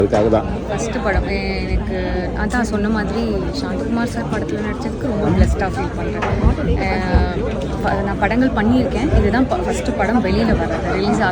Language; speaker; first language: Tamil; non-native, local second language; Malayalam